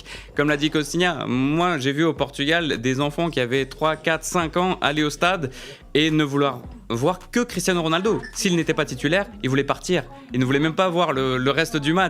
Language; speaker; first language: French; native; French